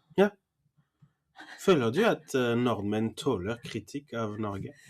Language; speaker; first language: Norwegian; non-native, fluent; French